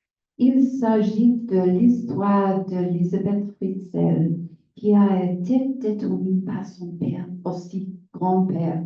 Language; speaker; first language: French; non-native, learner; English